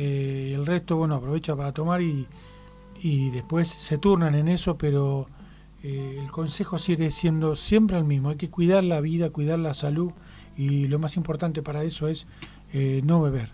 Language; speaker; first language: Spanish; native; Spanish